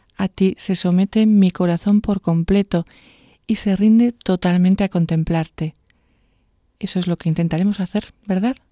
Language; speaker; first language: Spanish; native; Spanish